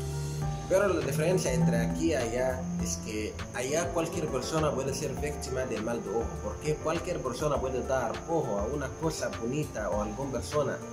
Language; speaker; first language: Spanish; non-native, fluent; Arabic